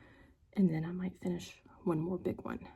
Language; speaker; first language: English; native; English